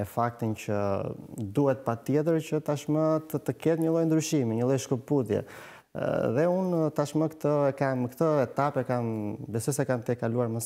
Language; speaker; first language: Albanian; native; Albanian